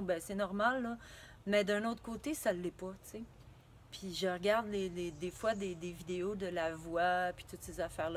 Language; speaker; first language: French; native; French